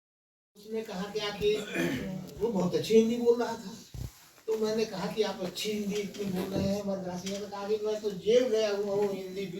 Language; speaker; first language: Hindi; native; Hindi